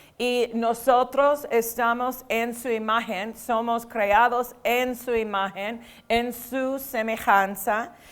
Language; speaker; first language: Spanish; non-native, fluent; English